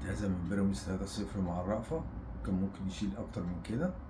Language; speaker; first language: Arabic; native; Arabic